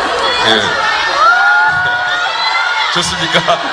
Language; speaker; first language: Korean; native; Korean